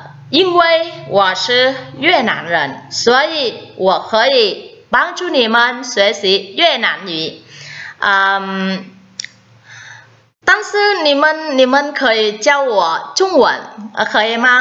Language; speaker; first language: Chinese; non-native, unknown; Vietnamese